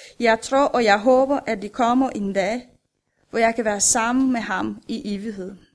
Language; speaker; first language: Danish; non-native, fluent; Romanian